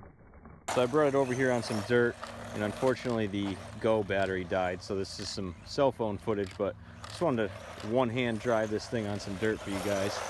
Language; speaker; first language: English; native; English